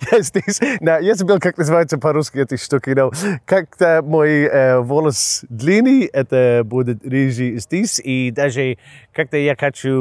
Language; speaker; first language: Russian; non-native, learner; English